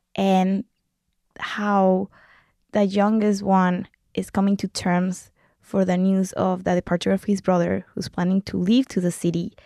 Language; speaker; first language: English; non-native, fluent; Spanish